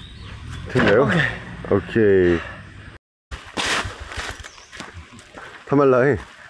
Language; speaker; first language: Thai; non-native, learner; Korean